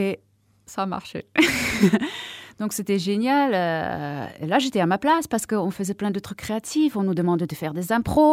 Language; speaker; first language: French; non-native, fluent; Czech